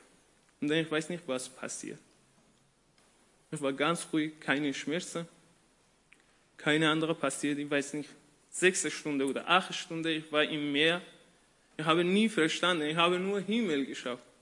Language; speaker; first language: German; non-native, learner; Persian